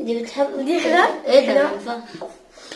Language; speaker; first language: Arabic; native; Arabic